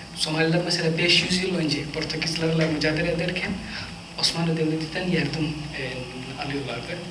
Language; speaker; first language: Turkish; non-native, fluent; Somali